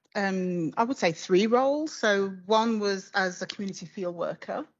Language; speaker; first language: English; native; English